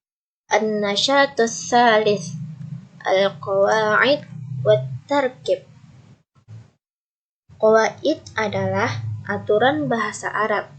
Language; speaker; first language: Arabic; non-native, learner; Indonesian